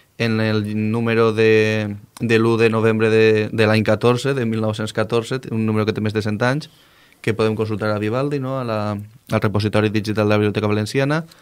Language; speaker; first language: Catalan; native; Catalan